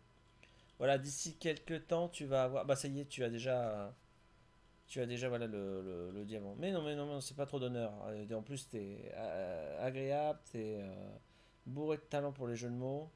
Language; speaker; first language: French; native; French